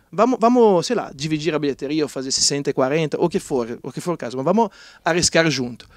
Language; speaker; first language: Portuguese; non-native, fluent; Italian